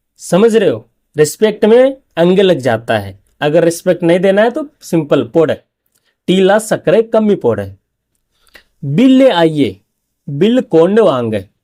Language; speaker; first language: Hindi; native; Hindi